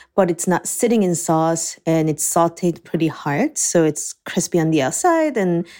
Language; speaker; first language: English; non-native, fluent; Korean